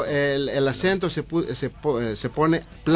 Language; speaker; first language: Spanish; non-native, learner; Greek